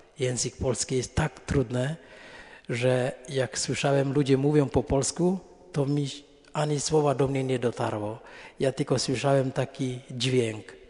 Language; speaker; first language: Polish; non-native, fluent; Indonesian